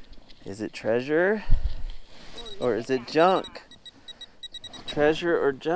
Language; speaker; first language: English; native; English